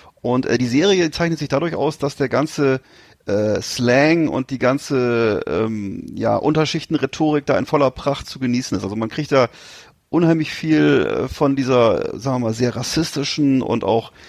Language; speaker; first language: German; native; German